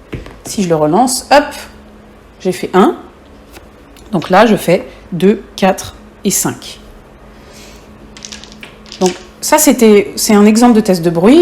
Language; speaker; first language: French; native; French